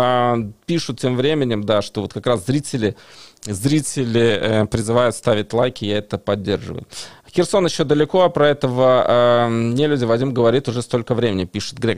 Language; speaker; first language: Russian; native; Russian